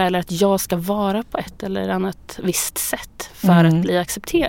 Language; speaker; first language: Swedish; native; Swedish